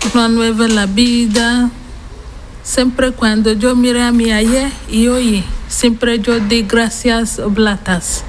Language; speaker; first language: Spanish; non-native, learner; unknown